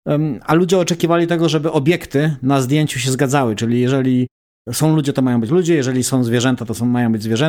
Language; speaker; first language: Polish; native; Polish